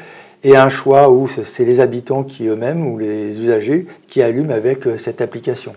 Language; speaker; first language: French; native; French